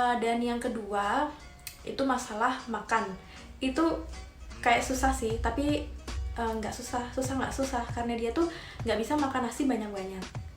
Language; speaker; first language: Indonesian; native; Indonesian